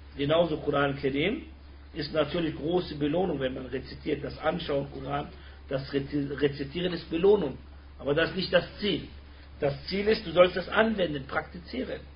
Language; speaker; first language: German; early bilingual, other home language; Turkish